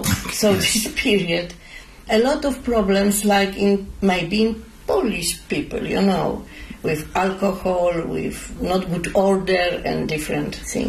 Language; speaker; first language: English; non-native, learner; Polish